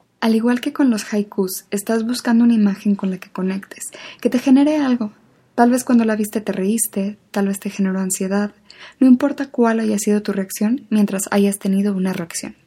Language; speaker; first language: Spanish; native; Spanish